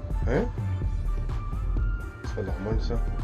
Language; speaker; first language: French; native; French